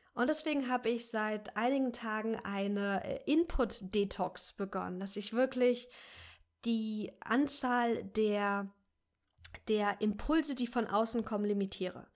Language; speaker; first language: German; native; German